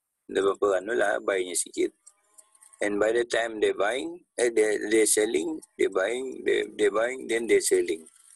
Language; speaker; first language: English; non-native, local second language; Malay